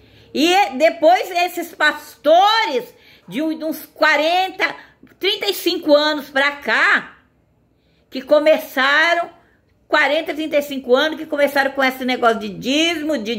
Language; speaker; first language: Portuguese; native; Portuguese